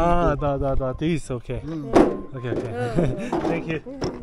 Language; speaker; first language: English; non-native, learner; Korean